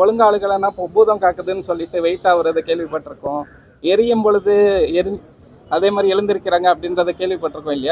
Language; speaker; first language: Tamil; native; Tamil